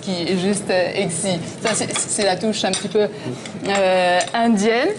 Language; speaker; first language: French; native; French